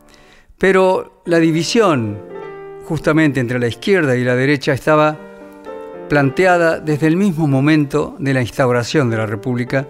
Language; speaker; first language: Spanish; native; Spanish